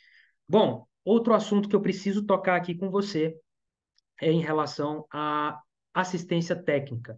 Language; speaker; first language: Portuguese; native; Portuguese